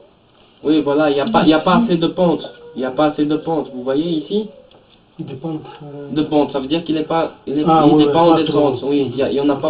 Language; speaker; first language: French; native; French